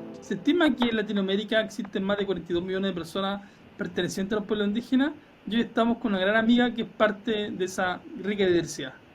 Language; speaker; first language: Spanish; native; Spanish